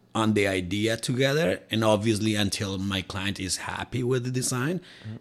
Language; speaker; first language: English; non-native, fluent; Spanish